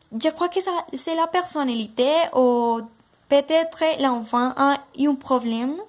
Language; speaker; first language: French; non-native, learner; Spanish